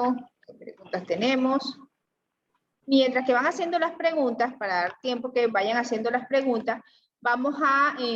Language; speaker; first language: Spanish; native; Spanish